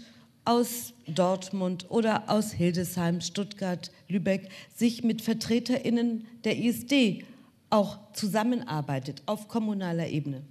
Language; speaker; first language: German; native; German